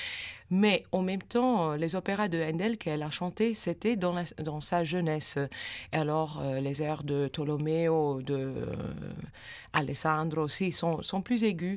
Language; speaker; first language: French; non-native, fluent; English